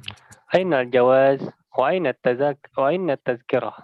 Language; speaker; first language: Arabic; non-native, learner; Indonesian